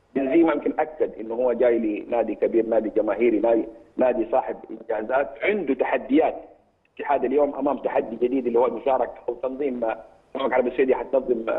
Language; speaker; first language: Arabic; native; Arabic